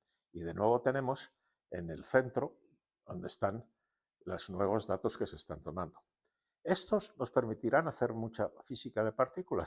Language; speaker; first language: Spanish; native; Spanish